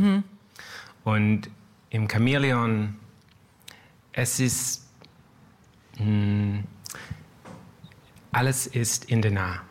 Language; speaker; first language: German; non-native, learner; English